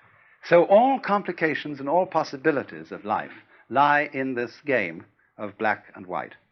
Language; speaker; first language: English; native; English